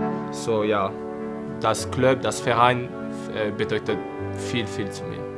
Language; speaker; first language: German; non-native, fluent; French